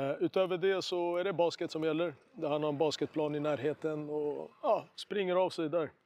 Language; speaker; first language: Swedish; early bilingual, other home language; Arabic